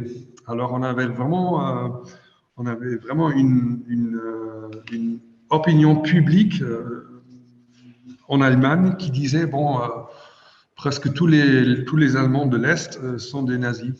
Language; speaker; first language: French; non-native, fluent; German